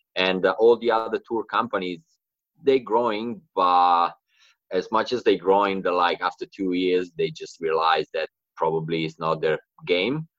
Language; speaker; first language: English; non-native, fluent; Italian